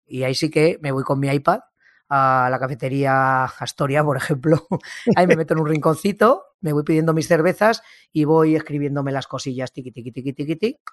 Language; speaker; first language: Spanish; native; Spanish